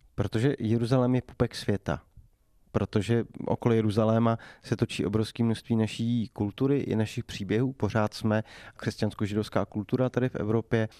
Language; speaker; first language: Czech; native; Czech